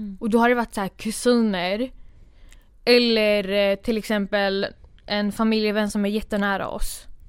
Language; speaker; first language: Swedish; early bilingual, other home language; Kurdish